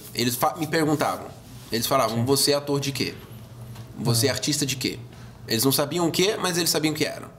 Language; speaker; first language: Portuguese; non-native, fluent; German